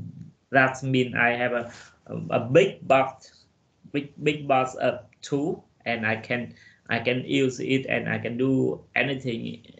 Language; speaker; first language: English; non-native, learner; Vietnamese